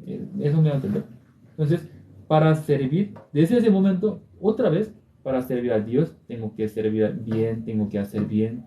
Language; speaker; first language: Spanish; non-native, learner; Korean